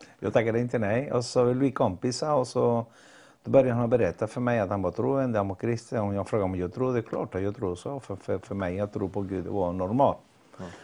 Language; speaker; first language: Swedish; non-native, fluent; Spanish